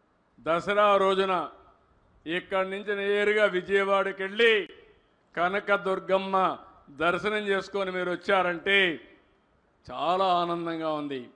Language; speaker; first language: Telugu; native; Telugu